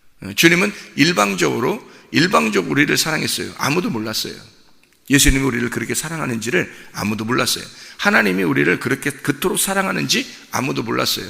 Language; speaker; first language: Korean; native; Korean